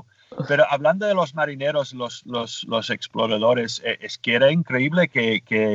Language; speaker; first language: Spanish; non-native, fluent; English